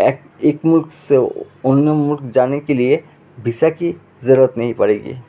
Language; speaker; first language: Hindi; non-native, fluent; Bangla